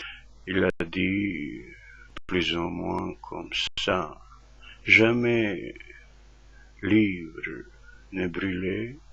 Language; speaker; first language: French; non-native, fluent; Croatian